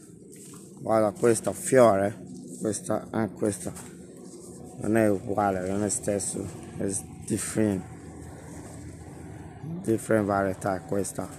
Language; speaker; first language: Italian; non-native, learner; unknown